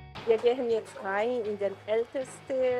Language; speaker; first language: German; non-native, fluent; Portuguese